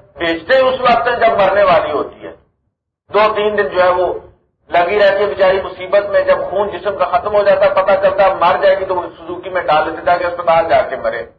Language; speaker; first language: Urdu; non-native, local second language; Punjabi